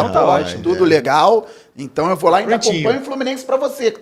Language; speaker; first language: Portuguese; native; Portuguese